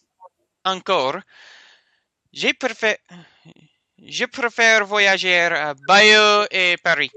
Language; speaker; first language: French; non-native, learner; English